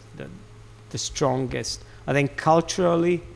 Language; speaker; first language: English; non-native, fluent; Serbian